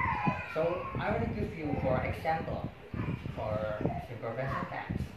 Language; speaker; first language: English; non-native, learner; Indonesian